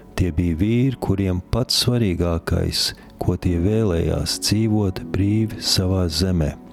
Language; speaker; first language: Latvian; early bilingual, heritage; Latvian